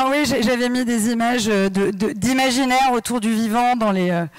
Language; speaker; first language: French; native; French